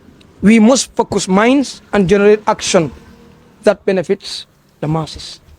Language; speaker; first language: English; non-native, local second language; Fula